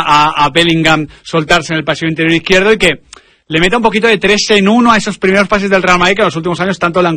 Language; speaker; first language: Spanish; native; Spanish